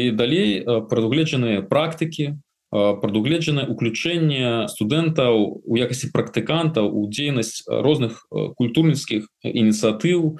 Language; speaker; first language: Belarusian; native; Belarusian